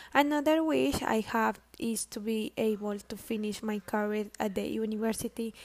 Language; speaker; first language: English; non-native, learner; Spanish